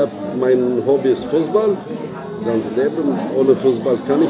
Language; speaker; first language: German; non-native, learner; Albanian